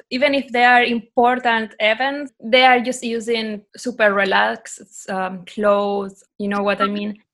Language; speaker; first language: English; non-native, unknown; Spanish